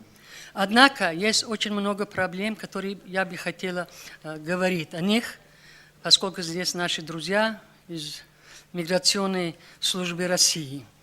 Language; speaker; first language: Russian; non-native, local second language; Tajik